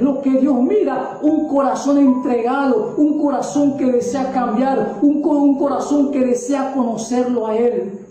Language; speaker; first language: Spanish; native; Spanish